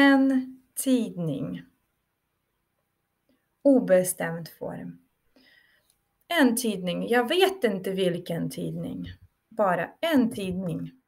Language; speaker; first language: Swedish; non-native, fluent; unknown